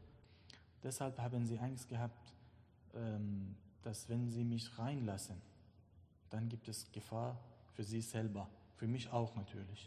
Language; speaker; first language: German; non-native, learner; Persian